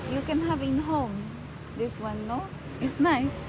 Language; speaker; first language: English; non-native, learner; Polish